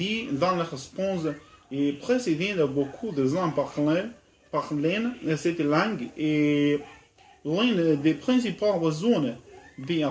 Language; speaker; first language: French; non-native, learner; Spanish